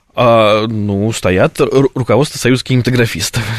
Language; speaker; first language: Russian; native; Russian